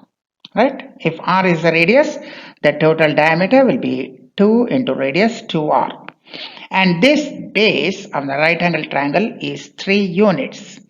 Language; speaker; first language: English; non-native, local second language; Bangla